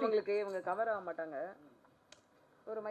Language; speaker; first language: Tamil; native; Tamil